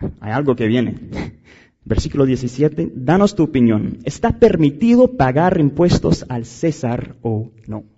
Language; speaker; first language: Spanish; non-native, fluent; English